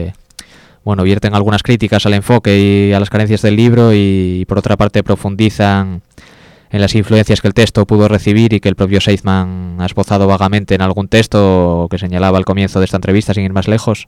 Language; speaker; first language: Spanish; native; Spanish